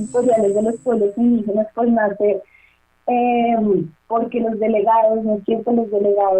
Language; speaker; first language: Spanish; native; Spanish